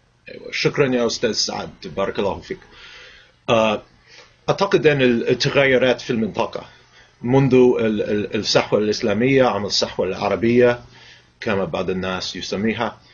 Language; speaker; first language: Arabic; non-native, fluent; English